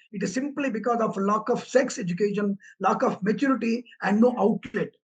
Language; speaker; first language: English; non-native, local second language; Telugu